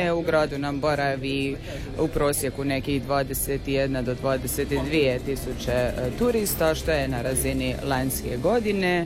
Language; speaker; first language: Serbian; native; Serbian